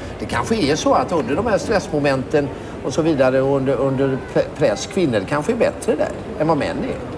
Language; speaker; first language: Swedish; native; Swedish